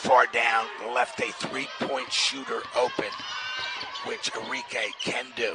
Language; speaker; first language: English; native; English